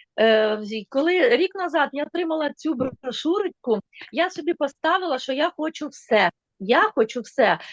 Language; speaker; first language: Ukrainian; non-native, local second language; Russian